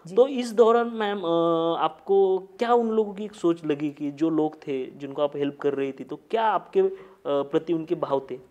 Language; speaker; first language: Hindi; non-native, local second language; Marathi